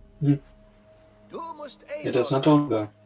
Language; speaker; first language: German; native; German